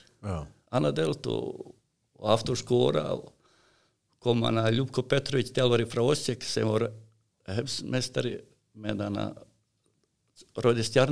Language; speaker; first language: Icelandic; non-native, fluent; Serbian